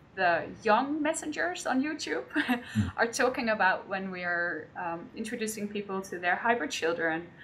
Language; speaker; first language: English; non-native, fluent; Dutch